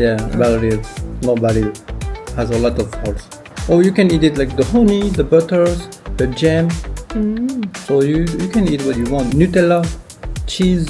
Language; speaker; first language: English; non-native, learner; Arabic